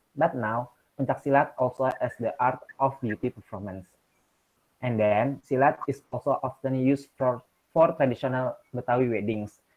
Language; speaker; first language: English; non-native, learner; Indonesian